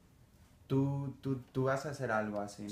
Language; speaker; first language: Spanish; early bilingual, heritage; Spanish